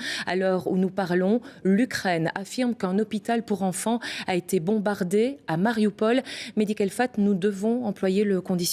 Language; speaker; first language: French; native; French